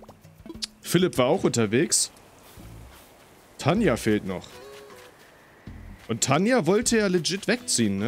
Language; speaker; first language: German; native; German